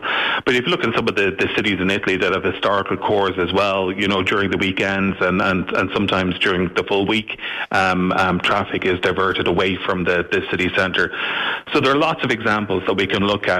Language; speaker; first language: English; native; English